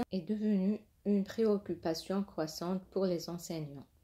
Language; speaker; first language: French; non-native, local second language; Arabic